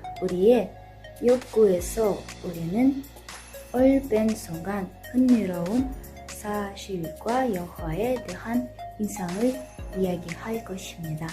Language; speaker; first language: Korean; non-native, learner; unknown